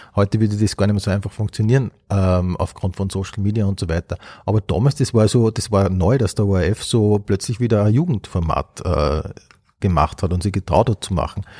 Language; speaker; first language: German; native; German